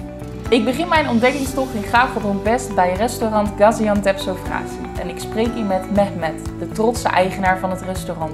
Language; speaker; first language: Dutch; native; Dutch